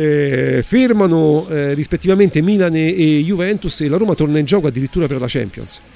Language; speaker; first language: Italian; native; Italian